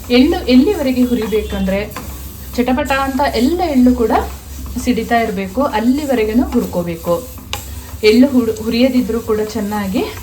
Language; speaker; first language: Kannada; non-native, local second language; Kodava